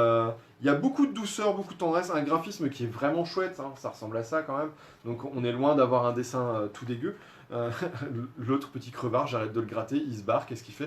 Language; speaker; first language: French; native; French